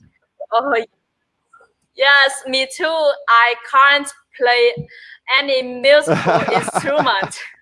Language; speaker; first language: English; non-native, learner; Vietnamese